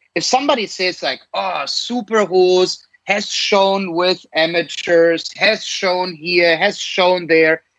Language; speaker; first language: English; non-native, fluent; German